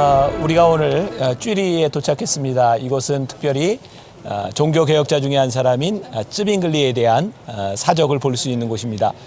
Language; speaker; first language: Korean; native; Korean